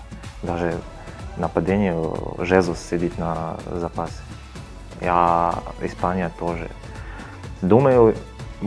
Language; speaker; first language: Russian; non-native, fluent; Serbian